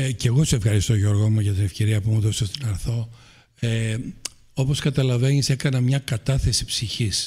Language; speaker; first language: Greek; native; Greek